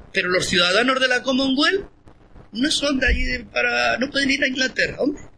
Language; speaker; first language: Spanish; native; Spanish